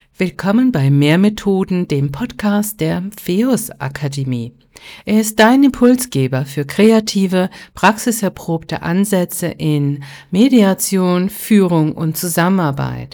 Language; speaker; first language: German; native; German